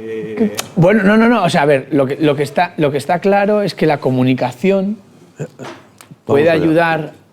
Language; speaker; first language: Spanish; native; Spanish